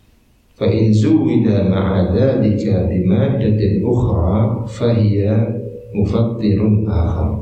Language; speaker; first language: Arabic; non-native, fluent; Indonesian